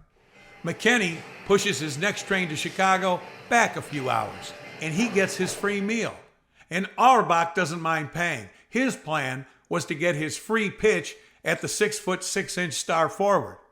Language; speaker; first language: English; native; English